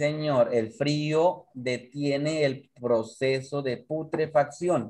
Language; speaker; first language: Spanish; native; Spanish